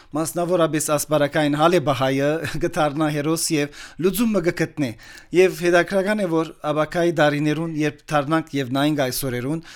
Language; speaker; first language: Armenian; early bilingual, heritage; Armenian